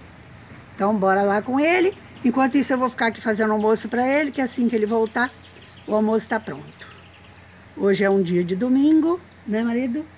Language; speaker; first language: Portuguese; native; Portuguese